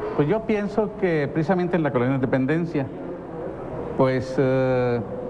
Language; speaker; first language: Spanish; native; Spanish